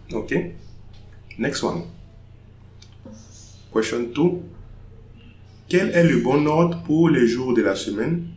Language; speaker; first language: French; non-native, fluent; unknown